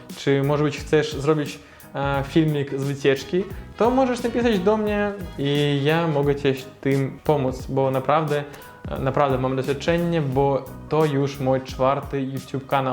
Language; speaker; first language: Polish; non-native, learner; Russian